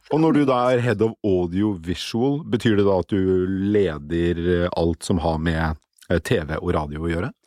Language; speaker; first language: Norwegian; native; Norwegian